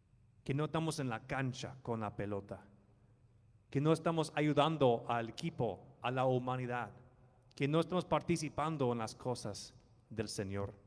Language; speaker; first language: Spanish; non-native, fluent; English